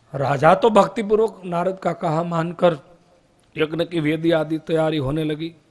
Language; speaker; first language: Hindi; non-native, local second language; Gujarati